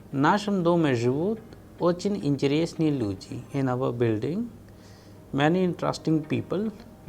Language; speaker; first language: Russian; non-native, fluent; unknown